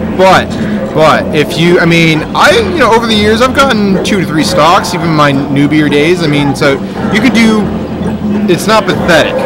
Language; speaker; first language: English; native; English